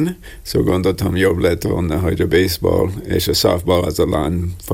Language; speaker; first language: Hungarian; non-native, learner; English